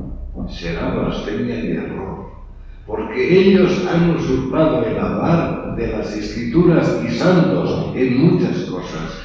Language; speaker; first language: Spanish; native; Spanish